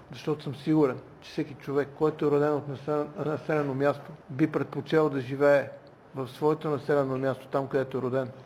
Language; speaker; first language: Bulgarian; native; Bulgarian